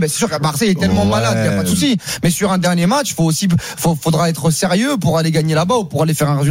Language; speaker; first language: French; native; French